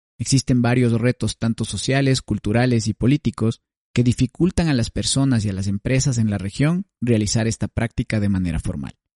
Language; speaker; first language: Spanish; native; Spanish